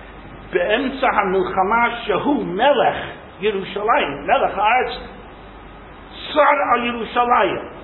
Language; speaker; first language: Hebrew; non-native, fluent; English